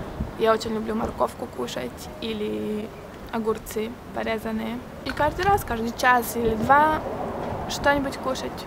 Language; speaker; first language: Russian; early bilingual, heritage; Russian